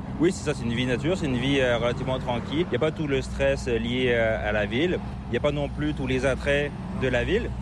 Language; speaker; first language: French; native; French